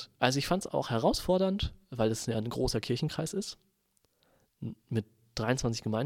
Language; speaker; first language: German; native; German